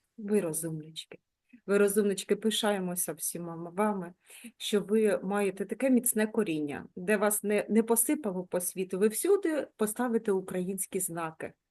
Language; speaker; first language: Ukrainian; native; Ukrainian